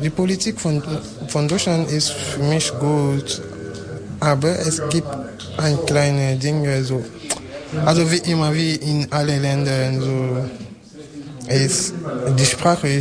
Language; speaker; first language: German; non-native, learner; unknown